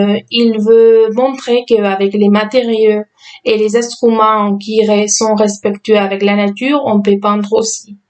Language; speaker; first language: French; non-native, fluent; Spanish